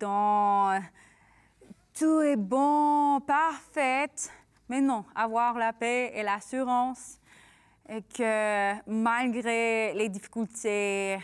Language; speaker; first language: French; non-native, learner; English